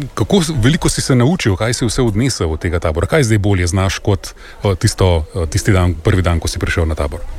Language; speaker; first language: Slovenian; native; Slovenian